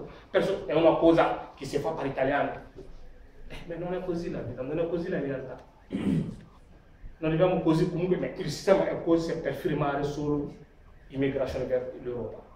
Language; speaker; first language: Italian; non-native, learner; French